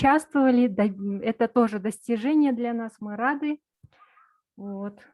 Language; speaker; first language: Russian; non-native, local second language; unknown